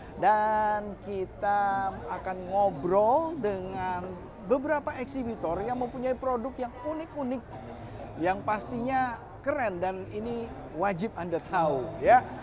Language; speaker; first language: Indonesian; native; Indonesian